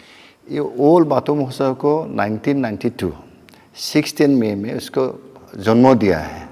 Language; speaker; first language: Hindi; non-native, local second language; Bodo